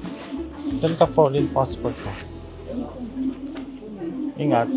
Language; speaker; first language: Filipino; non-native, learner; Korean